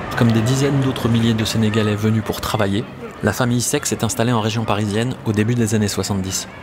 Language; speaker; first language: French; native; French